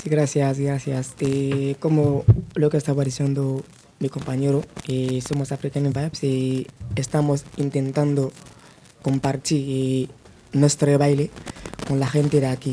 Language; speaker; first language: Spanish; non-native, fluent; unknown